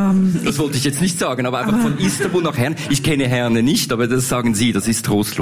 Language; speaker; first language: German; native; German